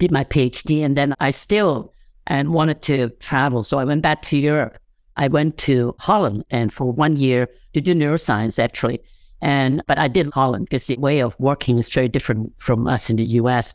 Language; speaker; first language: English; non-native, local second language; Cantonese